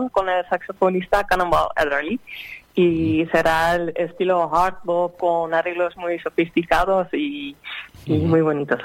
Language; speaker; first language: Spanish; non-native, fluent; Dutch